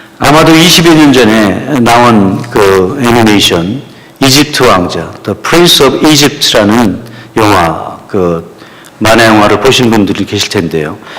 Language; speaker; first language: Korean; native; Korean